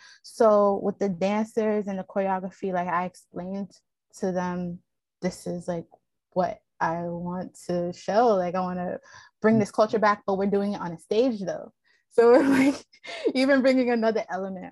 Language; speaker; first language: English; native; English